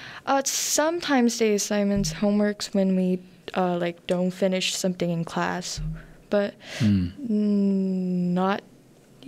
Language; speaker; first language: English; non-native, learner; Korean